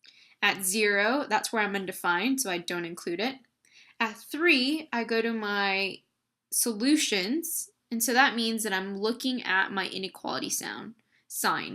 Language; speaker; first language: English; native; English